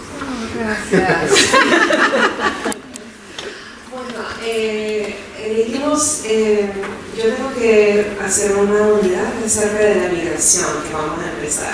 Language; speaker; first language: Spanish; non-native, fluent; English